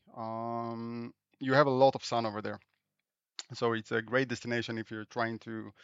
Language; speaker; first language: English; non-native, fluent; Hebrew